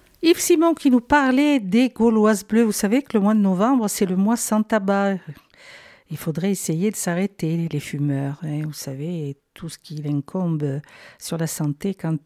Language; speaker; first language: French; native; French